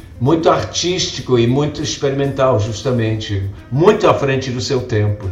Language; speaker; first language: Portuguese; non-native, fluent; English